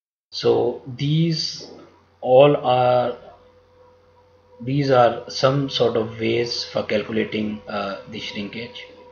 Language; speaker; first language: English; non-native, local second language; Urdu